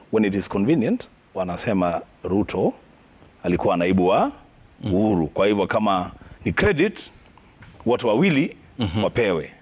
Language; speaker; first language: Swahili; non-native, local second language; Kamba